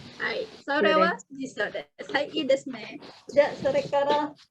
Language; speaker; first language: Japanese; non-native, fluent; Indonesian